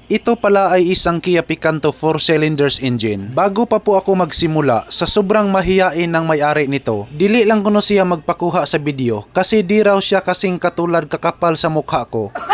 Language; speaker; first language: Filipino; non-native, local second language; Cebuano